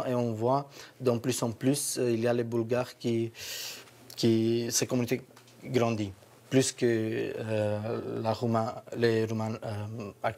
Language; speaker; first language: French; non-native, fluent; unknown